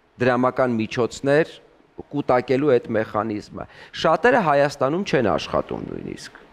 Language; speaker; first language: Armenian; native; Armenian